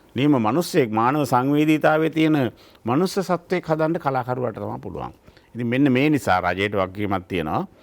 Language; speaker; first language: Sinhala; native; Sinhala